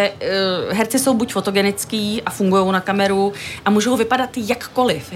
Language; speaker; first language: Czech; native; Czech